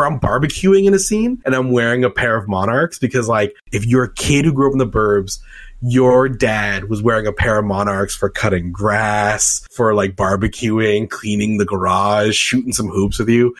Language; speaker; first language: English; native; English